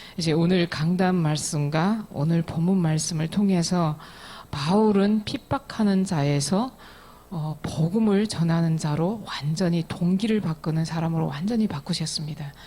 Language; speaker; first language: Korean; native; Korean